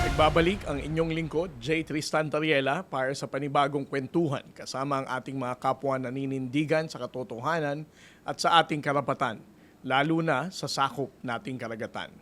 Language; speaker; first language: Filipino; native; Filipino